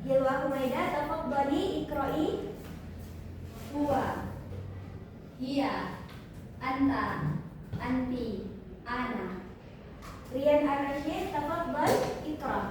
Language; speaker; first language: Arabic; non-native, learner; Indonesian